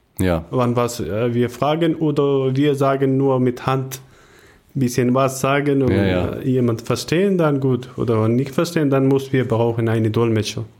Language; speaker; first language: German; non-native, learner; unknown